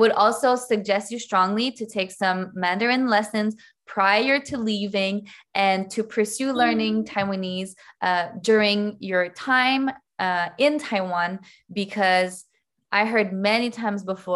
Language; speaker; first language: English; non-native, fluent; French